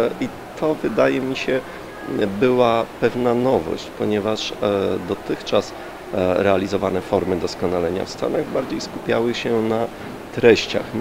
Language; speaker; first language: Polish; native; Polish